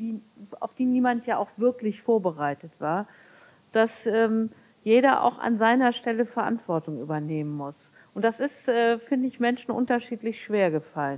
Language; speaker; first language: German; native; German